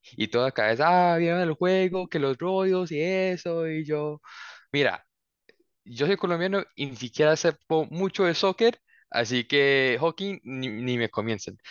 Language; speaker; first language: Spanish; early bilingual, heritage; Spanish